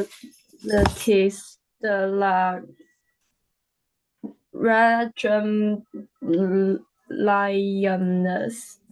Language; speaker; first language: French; non-native, learner; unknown